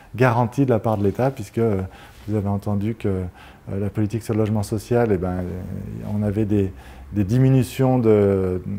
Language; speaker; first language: French; native; French